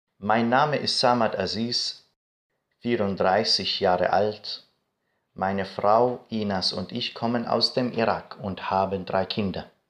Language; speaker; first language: German; non-native, fluent; Arabic